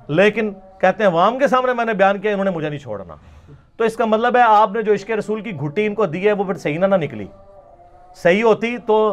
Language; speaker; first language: Urdu; non-native, local second language; Punjabi